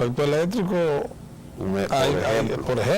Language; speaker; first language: Spanish; native; Spanish